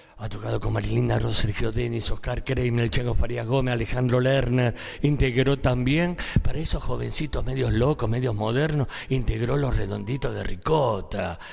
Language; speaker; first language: Spanish; native; Spanish